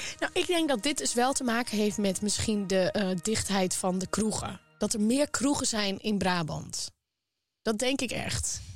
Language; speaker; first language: Dutch; native; Dutch